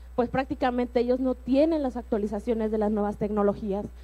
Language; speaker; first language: Spanish; native; Spanish